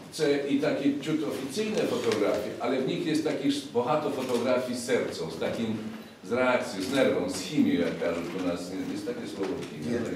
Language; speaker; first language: Polish; non-native, learner; Ukrainian